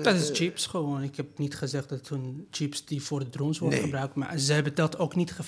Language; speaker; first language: Dutch; non-native, fluent; Persian